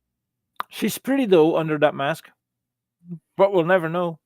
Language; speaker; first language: English; native; English